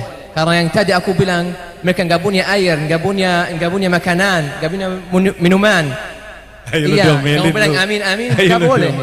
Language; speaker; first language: Indonesian; non-native, learner; Arabic